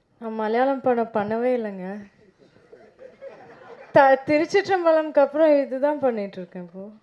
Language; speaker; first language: Tamil; non-native, local second language; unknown